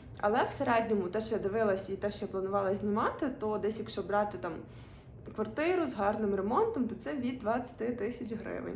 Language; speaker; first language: Ukrainian; non-native, local second language; Russian